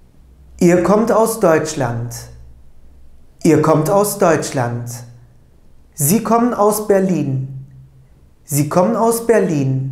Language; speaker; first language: German; non-native, fluent; Turkish